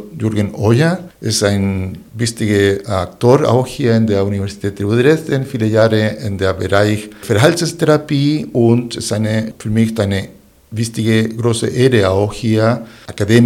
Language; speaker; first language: German; non-native, fluent; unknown